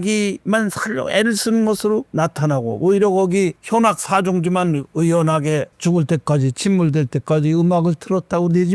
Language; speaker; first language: Korean; native; Korean